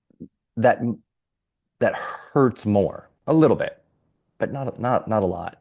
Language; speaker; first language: English; native; English